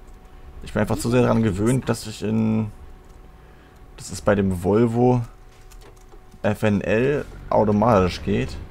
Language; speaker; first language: German; native; German